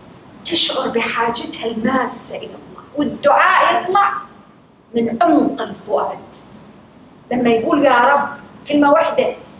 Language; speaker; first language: Arabic; native; Arabic